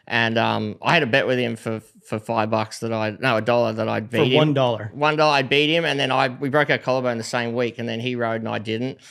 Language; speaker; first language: English; native; English